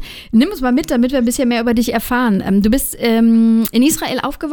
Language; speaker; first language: German; native; German